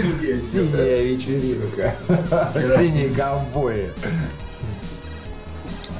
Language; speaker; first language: Russian; native; Russian